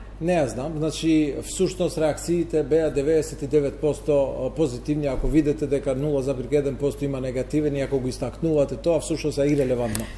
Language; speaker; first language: Macedonian; non-native, local second language; Albanian